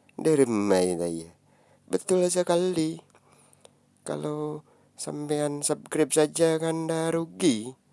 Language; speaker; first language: Indonesian; non-native, local second language; Sundanese